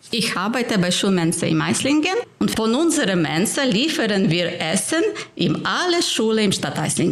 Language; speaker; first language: German; non-native, fluent; Ukrainian